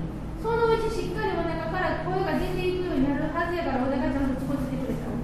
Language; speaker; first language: Japanese; native; Japanese